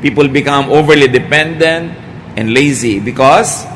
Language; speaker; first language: English; non-native, local second language; Filipino